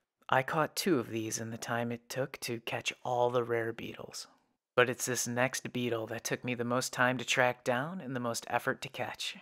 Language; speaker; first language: English; native; English